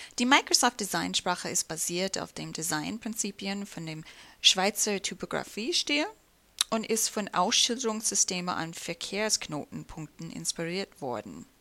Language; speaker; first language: German; non-native, fluent; English